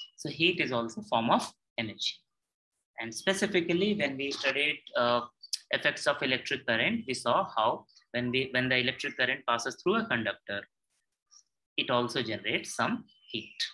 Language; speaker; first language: English; non-native, local second language; Hindi